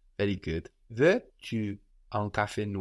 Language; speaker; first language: French; non-native, fluent; English